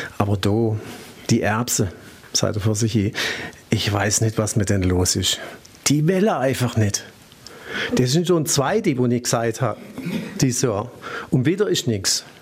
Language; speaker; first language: German; native; German